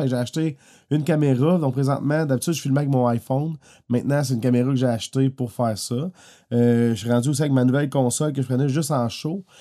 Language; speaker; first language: French; native; French